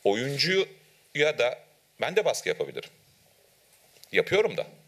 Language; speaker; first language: Turkish; native; Turkish